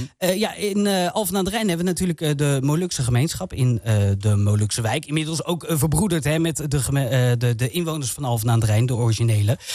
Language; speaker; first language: Dutch; native; Dutch